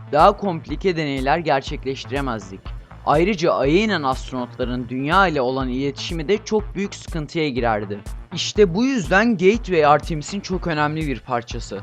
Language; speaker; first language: Turkish; native; Turkish